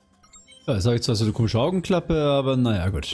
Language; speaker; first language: German; native; German